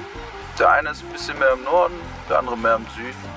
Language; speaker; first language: German; native; German